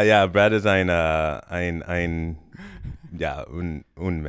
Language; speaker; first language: German; non-native, learner; English